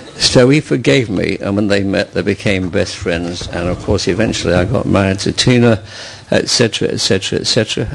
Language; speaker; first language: English; native; English